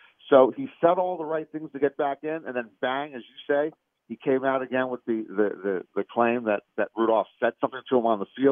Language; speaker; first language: English; native; English